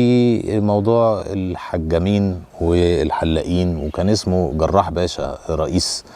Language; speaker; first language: Arabic; native; Arabic